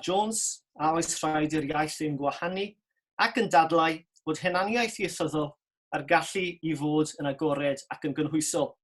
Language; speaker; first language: Welsh; native; Welsh